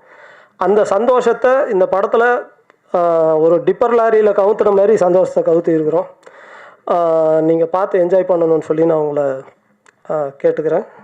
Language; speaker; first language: Tamil; native; Tamil